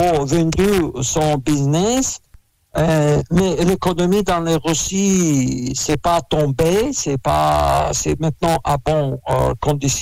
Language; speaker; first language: French; non-native, learner; Russian